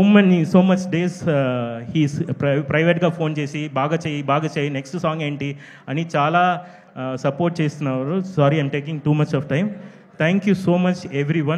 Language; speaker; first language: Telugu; non-native, fluent; Tamil